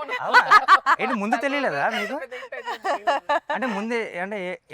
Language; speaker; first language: Telugu; native; Telugu